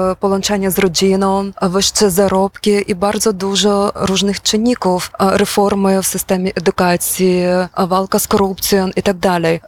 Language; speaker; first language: Polish; non-native, fluent; Ukrainian